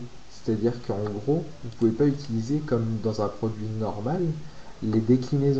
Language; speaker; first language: French; native; French